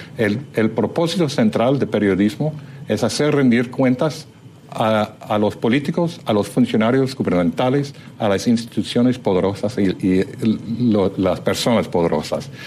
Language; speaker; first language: Spanish; non-native, fluent; English